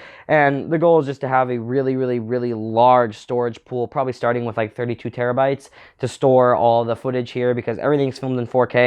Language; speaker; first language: English; native; English